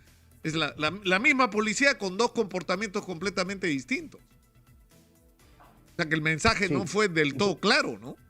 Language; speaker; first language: Spanish; native; Spanish